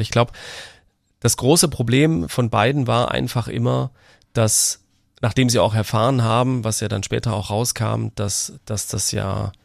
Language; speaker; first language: German; native; German